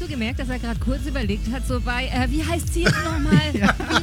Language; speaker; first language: German; native; German